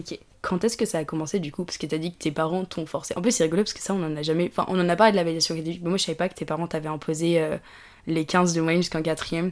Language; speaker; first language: French; native; French